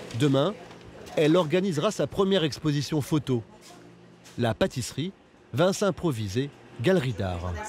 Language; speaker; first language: French; native; French